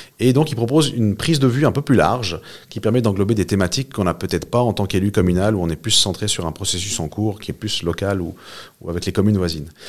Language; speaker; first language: French; native; French